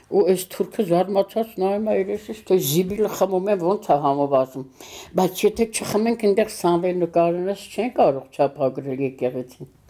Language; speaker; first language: Armenian; native; Armenian